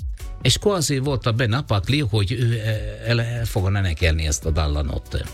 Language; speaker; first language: Hungarian; non-native, fluent; Italian